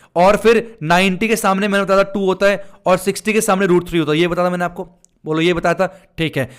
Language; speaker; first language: Hindi; native; Hindi